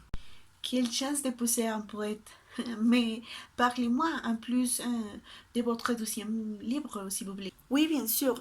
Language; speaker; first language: French; non-native, learner; Spanish